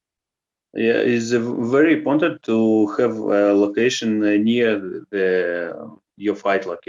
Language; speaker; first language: English; non-native, learner; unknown